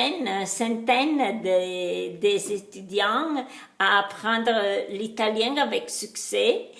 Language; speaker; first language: French; non-native, learner; Italian